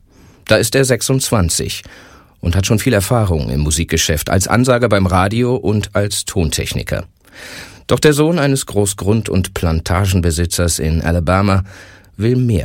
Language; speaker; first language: German; native; German